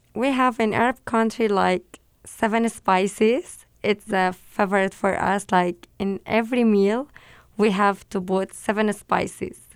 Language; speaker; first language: English; non-native, learner; Arabic